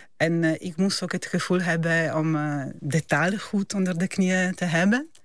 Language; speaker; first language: Dutch; non-native, fluent; Italian